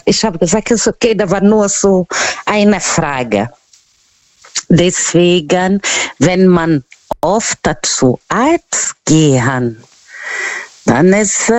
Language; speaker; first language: German; non-native, fluent; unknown